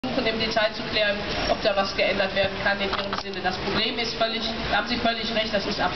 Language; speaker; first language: German; native; German